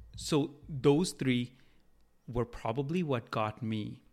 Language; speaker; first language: English; non-native, local second language; Punjabi